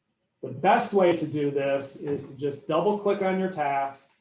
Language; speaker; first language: English; native; English